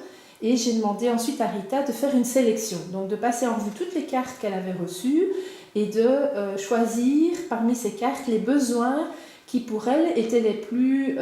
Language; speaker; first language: French; native; French